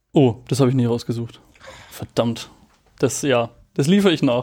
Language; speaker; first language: German; native; German